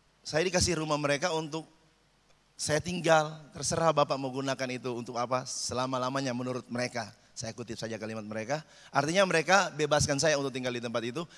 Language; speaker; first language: Indonesian; native; Indonesian